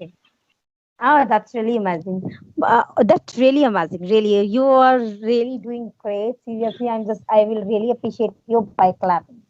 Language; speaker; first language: English; non-native, learner; Hindi